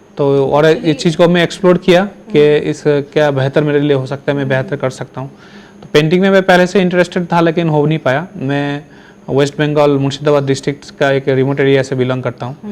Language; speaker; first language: Hindi; non-native, local second language; Bangla